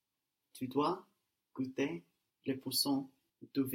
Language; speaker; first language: French; non-native, learner; English